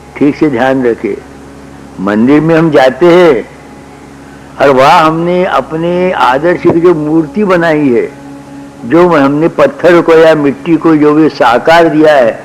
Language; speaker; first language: Hindi; non-native, local second language; Marathi